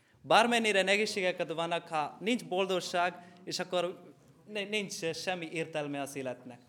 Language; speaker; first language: Hungarian; non-native, learner; Malayalam